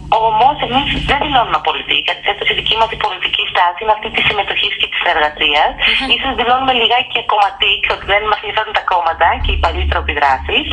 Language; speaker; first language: Greek; native; Greek